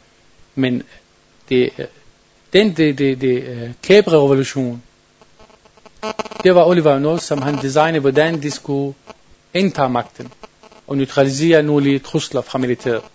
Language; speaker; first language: Danish; non-native, learner; Arabic